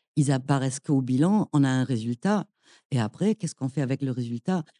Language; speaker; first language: French; non-native, fluent; German